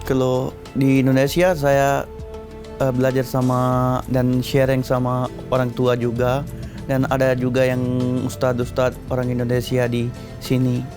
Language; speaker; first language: Indonesian; non-native, learner; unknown